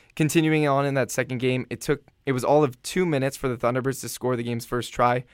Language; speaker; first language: English; native; English